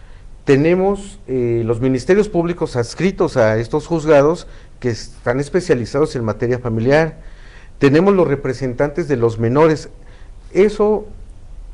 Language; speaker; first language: Spanish; native; Spanish